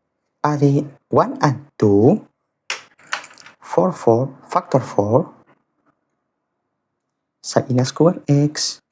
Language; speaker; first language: English; non-native, fluent; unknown